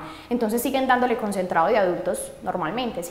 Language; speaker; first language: Spanish; native; Spanish